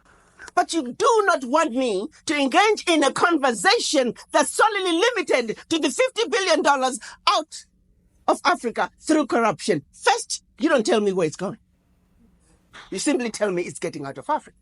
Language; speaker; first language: English; non-native, local second language; Shona